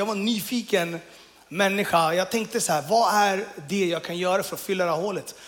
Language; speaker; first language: Swedish; early bilingual, other home language; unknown